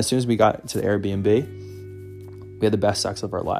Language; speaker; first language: English; native; English